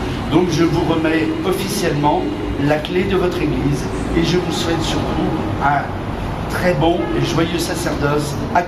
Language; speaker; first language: French; native; French